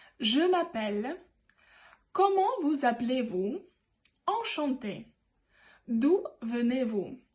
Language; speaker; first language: French; non-native, fluent; Ukrainian